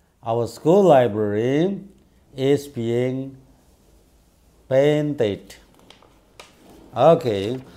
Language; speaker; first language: English; non-native, fluent; Indonesian